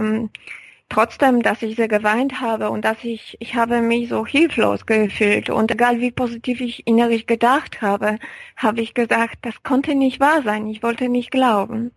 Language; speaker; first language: German; non-native, fluent; Polish